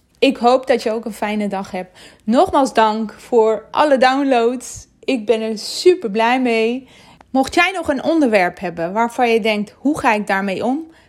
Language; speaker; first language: Dutch; non-native, fluent; Armenian